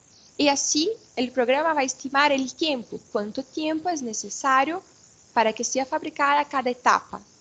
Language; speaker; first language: Spanish; non-native, fluent; Portuguese